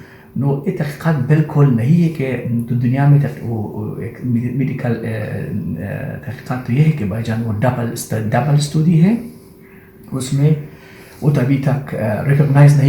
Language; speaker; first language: Hindi; non-native, learner; Persian